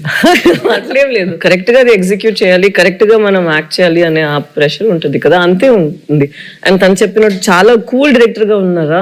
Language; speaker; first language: Telugu; non-native, fluent; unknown